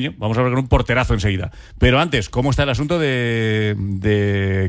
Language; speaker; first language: Spanish; native; Spanish